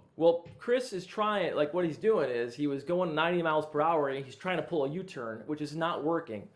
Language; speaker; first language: English; native; English